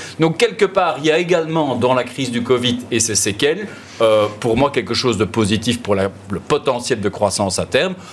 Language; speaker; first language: French; native; French